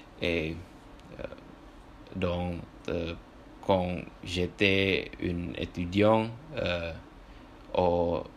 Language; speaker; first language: French; non-native, learner; Indonesian